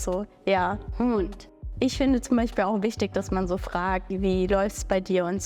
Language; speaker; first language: German; early bilingual, other home language; Bangla